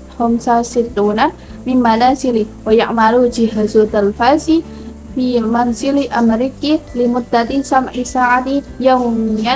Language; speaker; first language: Arabic; non-native, learner; Indonesian